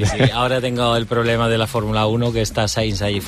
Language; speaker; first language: Spanish; non-native, fluent; Dutch